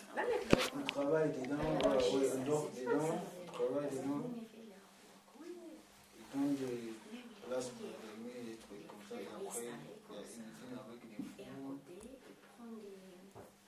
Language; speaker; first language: French; non-native, learner; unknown